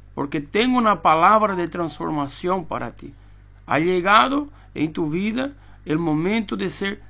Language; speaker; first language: Spanish; non-native, fluent; Portuguese